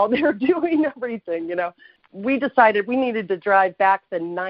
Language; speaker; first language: English; native; English